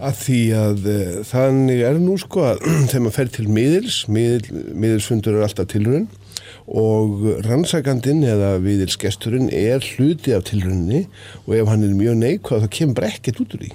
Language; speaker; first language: Icelandic; native; Icelandic